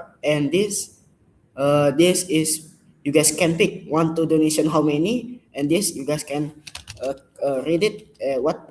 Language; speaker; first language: English; non-native, learner; Indonesian